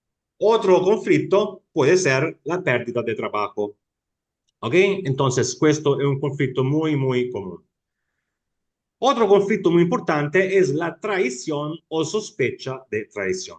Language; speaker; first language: Spanish; non-native, fluent; Italian